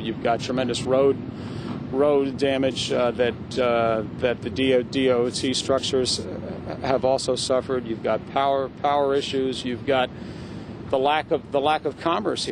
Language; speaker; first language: English; native; English